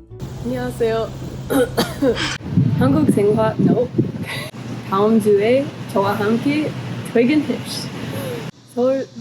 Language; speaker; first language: Korean; non-native, learner; English